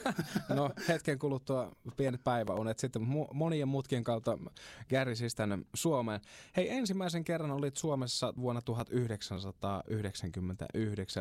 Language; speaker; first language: Finnish; native; Finnish